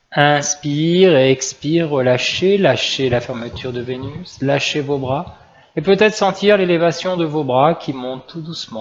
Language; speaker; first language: French; native; French